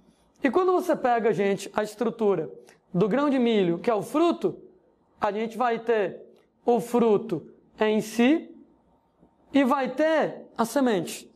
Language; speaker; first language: Portuguese; native; Portuguese